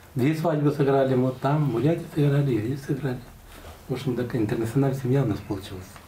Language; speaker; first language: Russian; non-native, local second language; Buriat